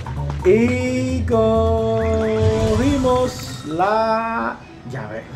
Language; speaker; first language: Spanish; native; Spanish